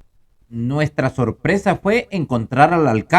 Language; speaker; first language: Spanish; native; Spanish